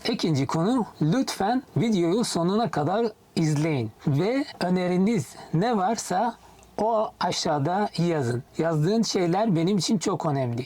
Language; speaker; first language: Turkish; non-native, fluent; Arabic